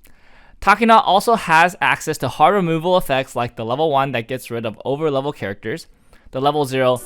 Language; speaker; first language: English; native; English